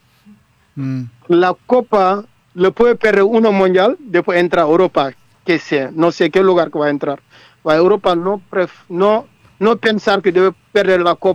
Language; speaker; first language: Spanish; non-native, learner; Wolof